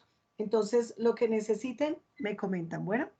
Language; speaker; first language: Spanish; native; Spanish